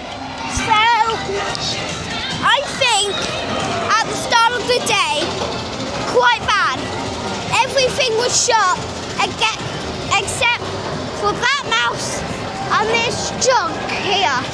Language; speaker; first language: English; native; English